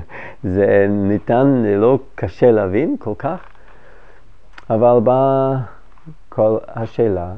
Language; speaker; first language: Hebrew; non-native, fluent; English